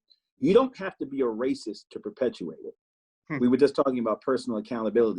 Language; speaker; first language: English; native; English